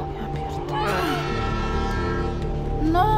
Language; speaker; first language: Polish; native; Polish